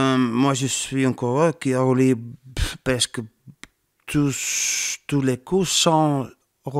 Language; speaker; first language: French; non-native, learner; Dutch